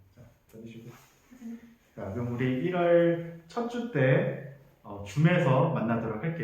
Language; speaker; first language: Korean; native; Korean